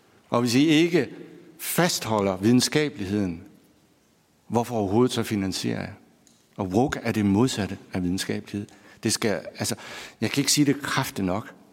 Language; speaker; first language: Danish; native; Danish